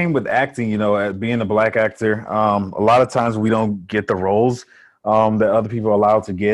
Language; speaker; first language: English; native; English